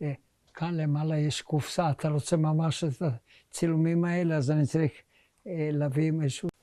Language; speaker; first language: Hebrew; early bilingual, other home language; Hungarian